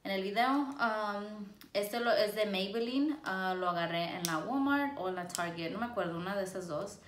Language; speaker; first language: Spanish; early bilingual, heritage; Spanish